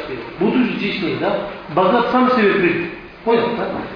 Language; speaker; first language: Russian; non-native, learner; Tibetan